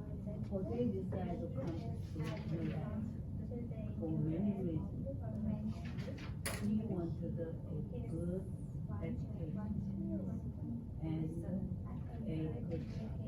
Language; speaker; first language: English; non-native, learner; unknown